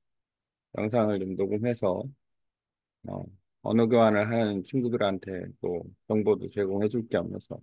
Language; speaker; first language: Korean; native; Korean